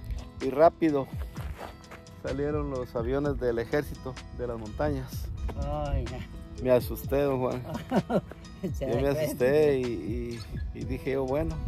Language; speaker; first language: Spanish; native; Spanish